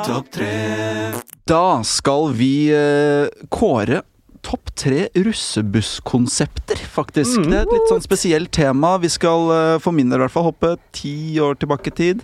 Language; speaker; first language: Norwegian; native; Norwegian